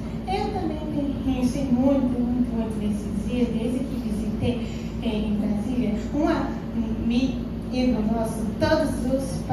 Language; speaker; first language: Portuguese; non-native, fluent; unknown